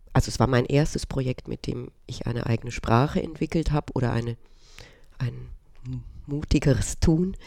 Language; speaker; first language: German; early bilingual, other home language; Romanian